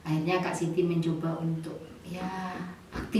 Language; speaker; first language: Indonesian; native; Indonesian